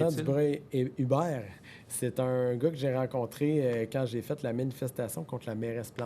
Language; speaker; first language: French; native; French